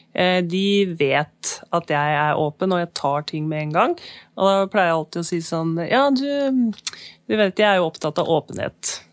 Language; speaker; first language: Norwegian; native; Norwegian